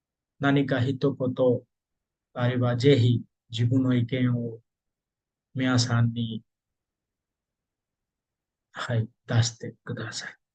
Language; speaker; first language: Japanese; non-native, fluent; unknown